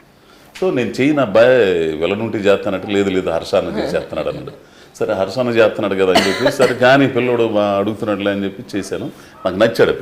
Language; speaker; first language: Telugu; native; Telugu